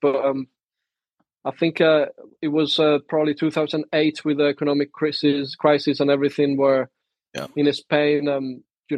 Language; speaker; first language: English; non-native, fluent; Spanish